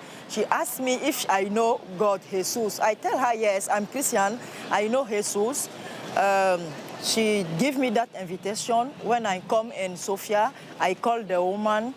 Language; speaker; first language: English; non-native, learner; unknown